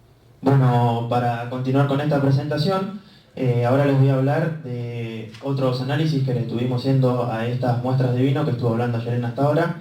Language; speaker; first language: Spanish; native; Spanish